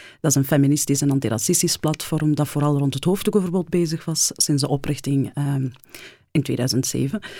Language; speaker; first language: Dutch; early bilingual, other home language; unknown